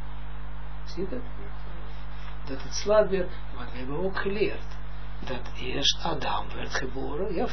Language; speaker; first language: Dutch; non-native, fluent; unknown